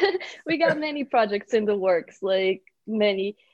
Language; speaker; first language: English; early bilingual, other home language; Bulgarian